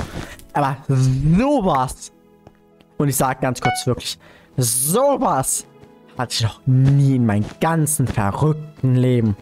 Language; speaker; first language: German; native; German